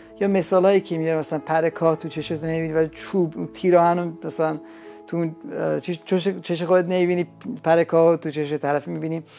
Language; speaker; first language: Persian; non-native, local second language; Armenian